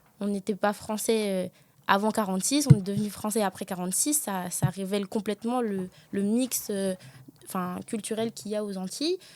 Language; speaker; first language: French; native; French